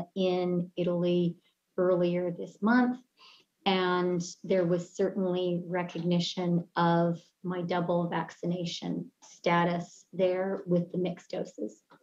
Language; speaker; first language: English; native; English